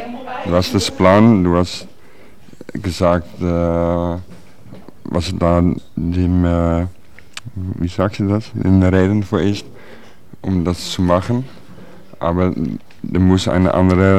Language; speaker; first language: German; non-native, learner; Dutch